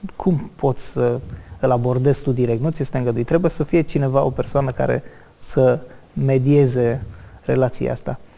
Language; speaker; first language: Romanian; native; Romanian